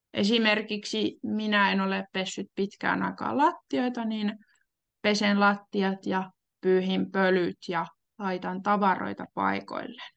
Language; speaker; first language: Finnish; native; Finnish